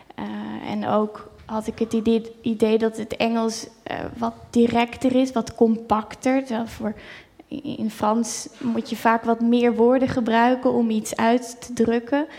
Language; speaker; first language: Dutch; native; Dutch